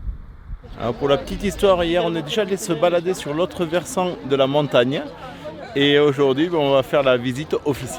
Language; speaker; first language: French; native; French